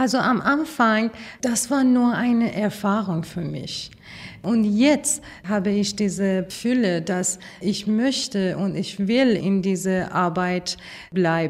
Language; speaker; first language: German; non-native, learner; Persian